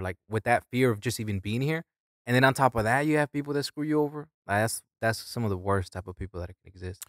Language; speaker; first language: English; early bilingual, other home language; Spanish